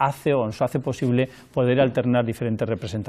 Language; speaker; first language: Spanish; native; Spanish